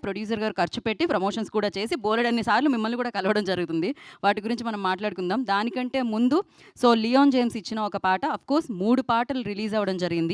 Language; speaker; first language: Telugu; native; Telugu